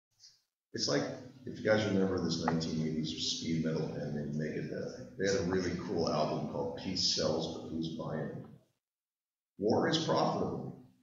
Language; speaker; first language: English; native; English